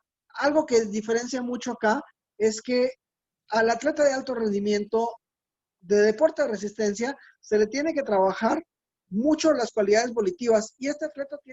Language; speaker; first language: Spanish; native; Spanish